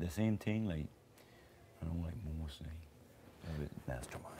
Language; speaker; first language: English; non-native, fluent; French